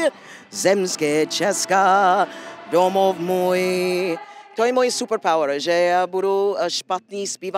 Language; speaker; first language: Czech; non-native, learner; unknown